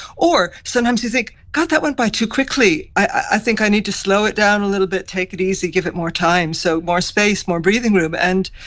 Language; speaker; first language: English; native; English